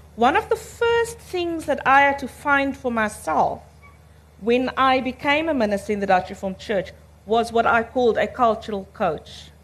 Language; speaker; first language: English; early bilingual, other home language; Afrikaans